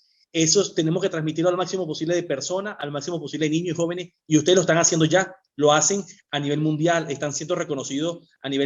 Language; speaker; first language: Spanish; native; Spanish